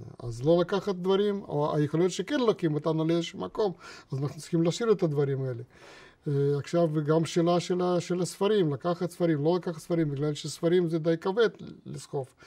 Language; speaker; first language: Hebrew; non-native, fluent; Russian